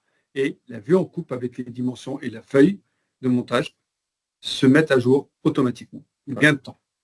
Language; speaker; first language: French; native; French